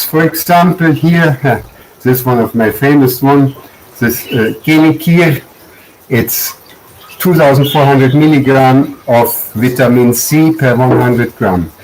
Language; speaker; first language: English; non-native, learner; German